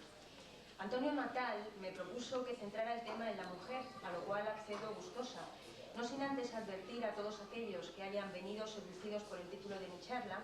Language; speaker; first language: Spanish; native; Spanish